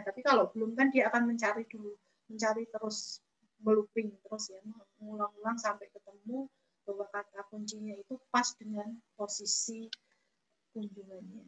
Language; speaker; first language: Indonesian; native; Indonesian